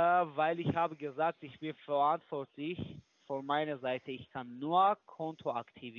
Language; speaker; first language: German; non-native, learner; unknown